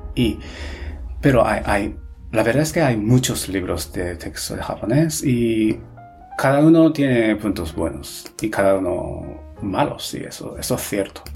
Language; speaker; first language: Spanish; non-native, fluent; Japanese